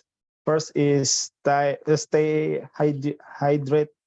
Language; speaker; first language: English; non-native, fluent; Indonesian